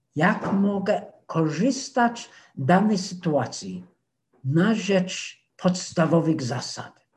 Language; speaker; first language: Polish; non-native, fluent; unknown